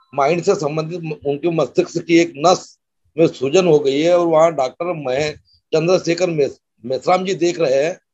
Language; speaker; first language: Hindi; native; Hindi